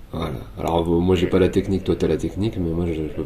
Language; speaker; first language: French; native; French